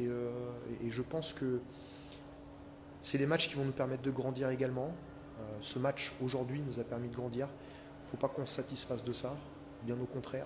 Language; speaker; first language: French; native; French